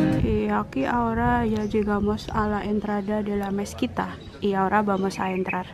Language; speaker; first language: Spanish; non-native, learner; Indonesian